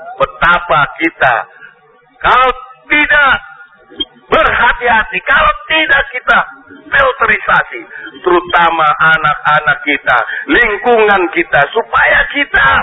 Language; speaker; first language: Indonesian; non-native, local second language; Banjar